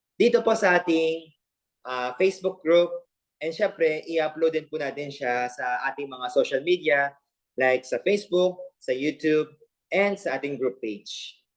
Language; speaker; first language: Filipino; native; Filipino